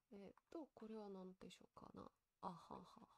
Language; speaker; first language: Japanese; non-native, learner; Russian